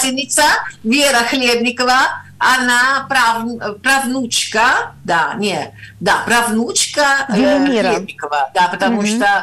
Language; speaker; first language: Russian; non-native, fluent; Italian